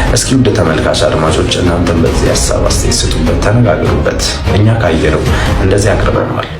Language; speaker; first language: Amharic; native; Amharic